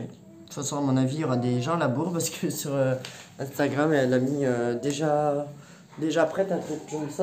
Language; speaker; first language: French; native; French